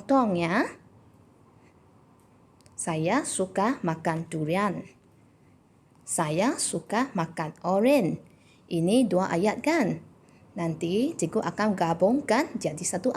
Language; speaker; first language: Indonesian; non-native, local second language; Chinese